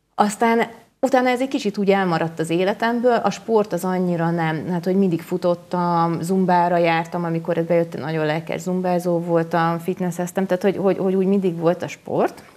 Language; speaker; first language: Hungarian; native; Hungarian